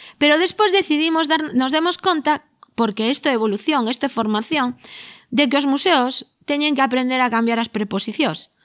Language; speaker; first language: Galician; native; Galician